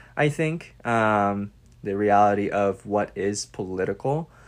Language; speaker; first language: English; non-native, local second language; Filipino